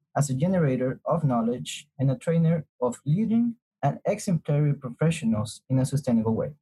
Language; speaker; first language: English; non-native, fluent; Spanish